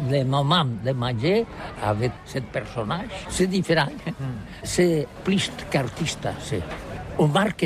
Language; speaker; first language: French; non-native, learner; Catalan